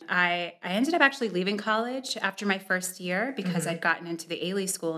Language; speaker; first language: English; native; English